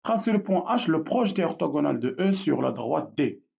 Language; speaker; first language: French; non-native, local second language; Arabic